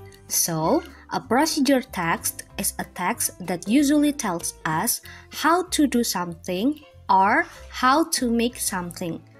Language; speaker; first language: English; non-native, fluent; Indonesian